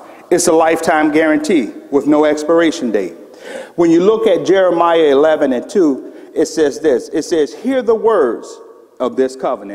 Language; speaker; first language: English; native; English